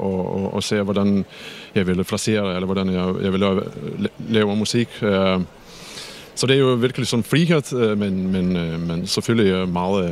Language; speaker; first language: Danish; non-native, fluent; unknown